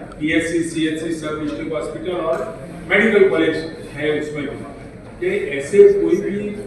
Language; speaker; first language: Hindi; non-native, local second language; Gujarati